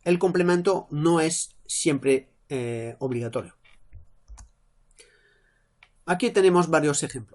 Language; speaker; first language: Spanish; non-native, fluent; French